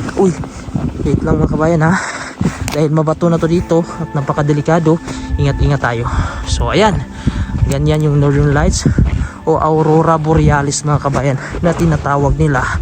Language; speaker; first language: Filipino; native; Filipino